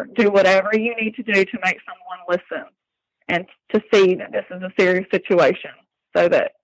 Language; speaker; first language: English; native; English